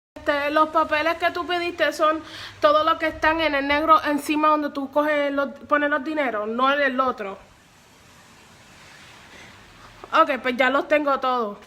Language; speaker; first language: Spanish; early bilingual, heritage; Spanish